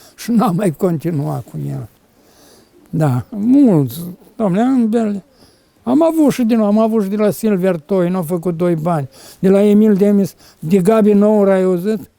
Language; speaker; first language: Romanian; native; Romanian